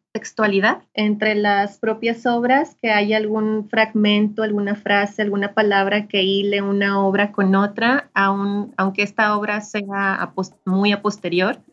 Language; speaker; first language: Spanish; native; Spanish